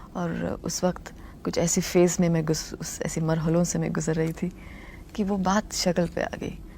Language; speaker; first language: Hindi; non-native, local second language; Tamil